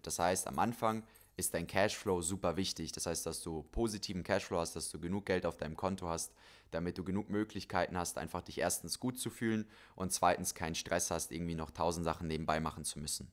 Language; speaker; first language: German; native; German